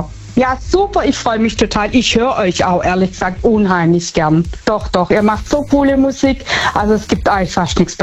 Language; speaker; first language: German; native; German